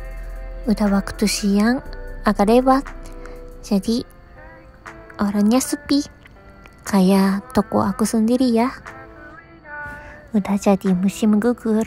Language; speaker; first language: Indonesian; non-native, learner; Japanese